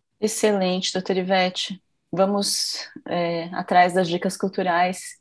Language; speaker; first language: Portuguese; native; Portuguese